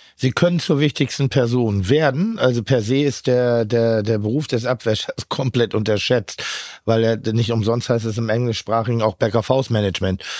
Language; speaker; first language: German; native; German